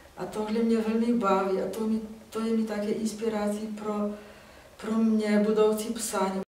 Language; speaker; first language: Czech; non-native, fluent; Slovenian